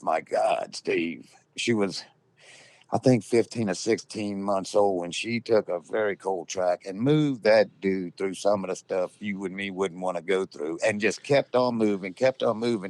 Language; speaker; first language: English; native; English